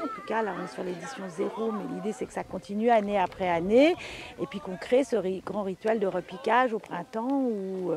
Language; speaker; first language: French; native; French